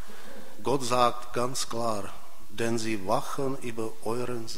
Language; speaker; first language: German; non-native, fluent; Polish